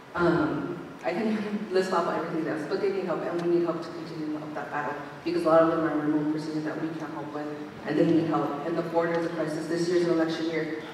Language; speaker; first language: English; native; English